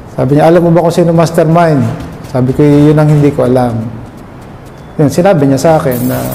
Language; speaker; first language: Filipino; native; Filipino